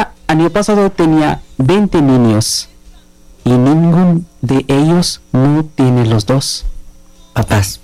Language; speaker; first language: Spanish; non-native, learner; Bangla